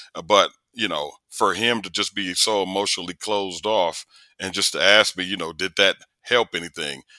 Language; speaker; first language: English; native; English